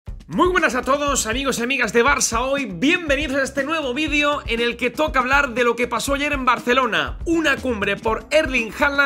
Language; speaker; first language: Spanish; native; Spanish